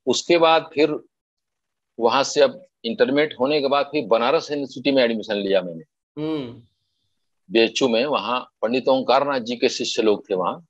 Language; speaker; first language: Hindi; native; Hindi